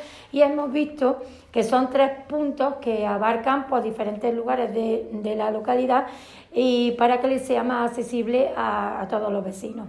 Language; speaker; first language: Spanish; native; Spanish